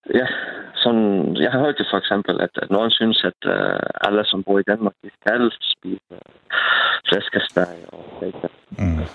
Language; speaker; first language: Danish; non-native, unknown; Estonian